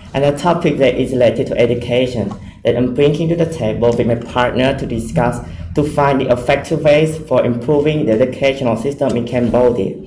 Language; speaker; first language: English; non-native, fluent; Khmer